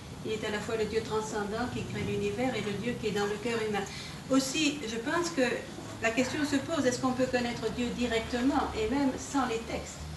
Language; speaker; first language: French; native; French